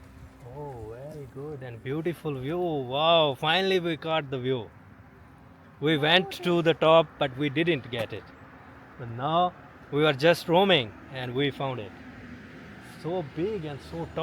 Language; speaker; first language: English; non-native, local second language; Urdu